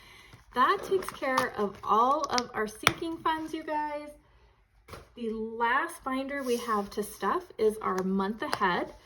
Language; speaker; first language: English; native; English